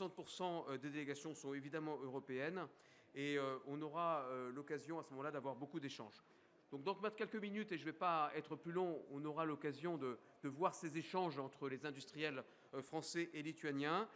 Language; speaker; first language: French; native; French